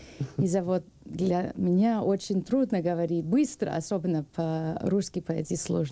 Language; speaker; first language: Russian; non-native, learner; English